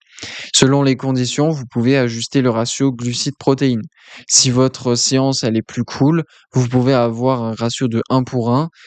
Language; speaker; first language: French; native; French